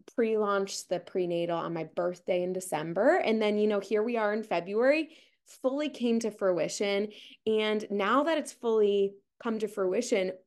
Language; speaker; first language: English; native; English